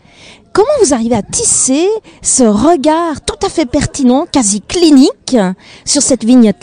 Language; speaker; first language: French; native; French